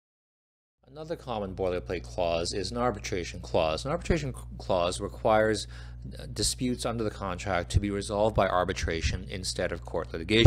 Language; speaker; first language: English; native; English